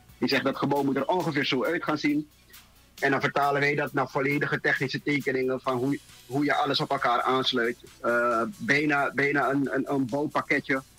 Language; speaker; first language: Dutch; native; Dutch